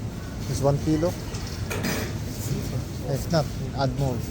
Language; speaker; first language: English; non-native, learner; Filipino